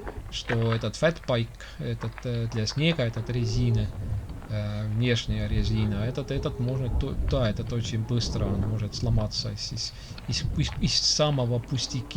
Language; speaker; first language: Russian; non-native, local second language; Estonian